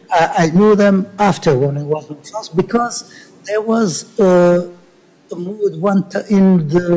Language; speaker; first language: English; non-native, learner; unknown